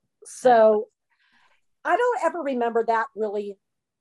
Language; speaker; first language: English; native; English